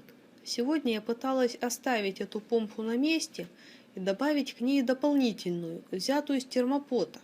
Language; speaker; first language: Russian; native; Russian